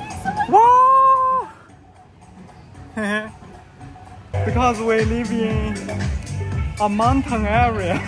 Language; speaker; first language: English; non-native, learner; Chinese